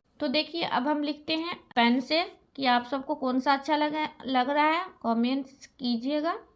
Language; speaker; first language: Hindi; native; Hindi